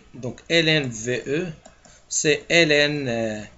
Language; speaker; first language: French; non-native, local second language; Arabic